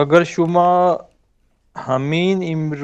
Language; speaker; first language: Persian; non-native, learner; Urdu